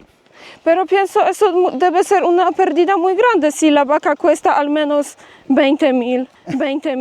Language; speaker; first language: Spanish; non-native, fluent; Polish